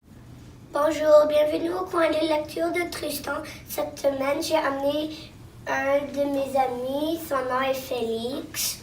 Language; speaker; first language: French; non-native, local second language; English